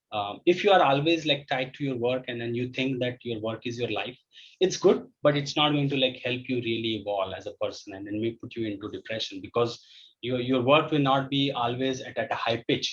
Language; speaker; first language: English; non-native, local second language; Hindi